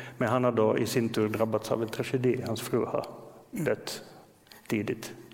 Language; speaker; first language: Swedish; native; Swedish